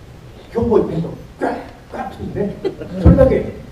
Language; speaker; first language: Japanese; native; Japanese